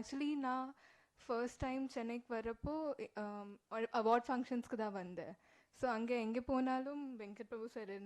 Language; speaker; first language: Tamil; non-native, learner; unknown